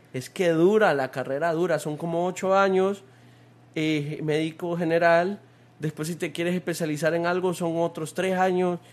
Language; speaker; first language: Spanish; native; Spanish